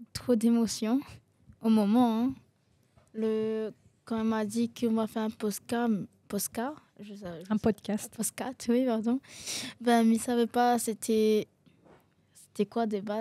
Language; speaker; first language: French; non-native, local second language; Réunion Creole French